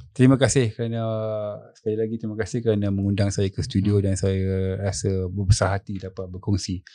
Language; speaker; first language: Malay; native; Malay